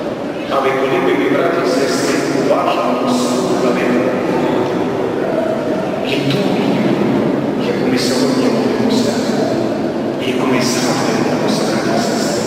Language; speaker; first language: Ukrainian; non-native, local second language; Rusyn